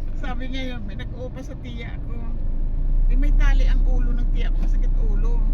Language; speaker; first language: Filipino; non-native, local second language; Bikol